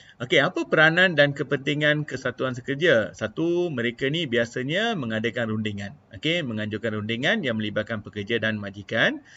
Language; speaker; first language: Malay; non-native, local second language; Tamil